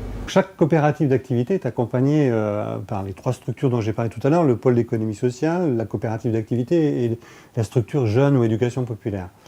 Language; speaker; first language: French; native; French